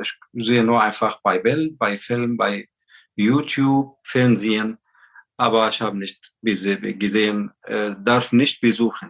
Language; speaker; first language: German; non-native, learner; Arabic